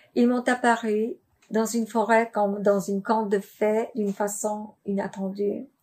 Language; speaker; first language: French; non-native, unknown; Polish